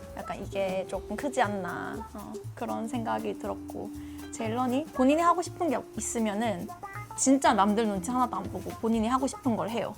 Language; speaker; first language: Korean; native; Korean